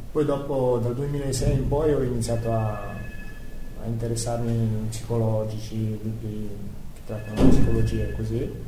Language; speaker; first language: Italian; non-native, fluent; Croatian